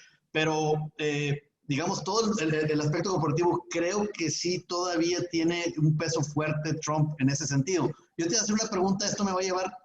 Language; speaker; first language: Spanish; native; Spanish